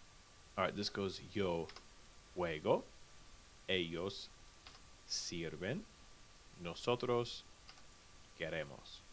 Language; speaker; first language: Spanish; non-native, fluent; English